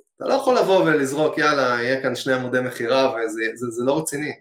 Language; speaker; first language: Hebrew; native; Hebrew